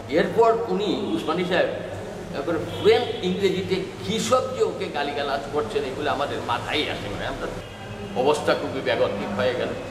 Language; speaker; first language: Bangla; native; Bangla